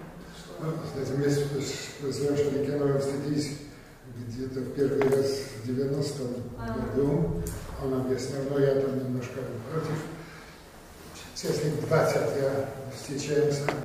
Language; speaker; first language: Russian; non-native, fluent; Polish